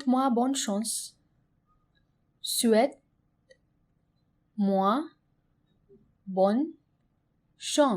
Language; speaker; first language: French; non-native, fluent; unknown